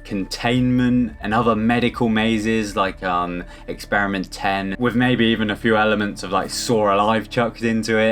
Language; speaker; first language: English; native; English